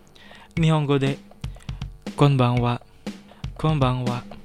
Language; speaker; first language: Japanese; non-native, fluent; Indonesian